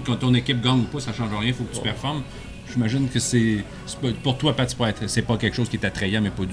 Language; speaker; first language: French; native; French